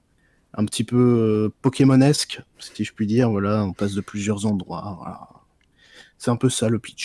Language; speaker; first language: French; native; French